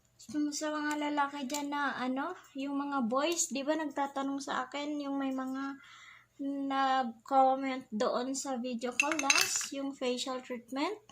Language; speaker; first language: Filipino; non-native, local second language; Bikol